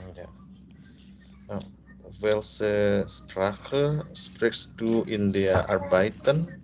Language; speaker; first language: German; non-native, learner; Indonesian